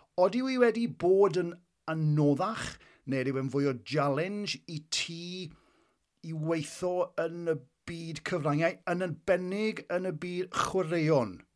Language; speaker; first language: Welsh; native; Welsh